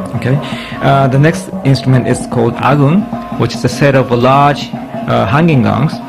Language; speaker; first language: English; non-native, fluent; Japanese